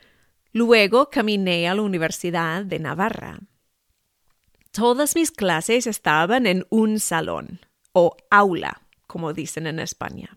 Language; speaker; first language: Spanish; non-native, fluent; English